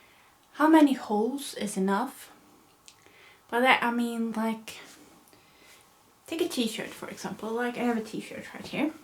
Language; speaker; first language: English; non-native, fluent; Swedish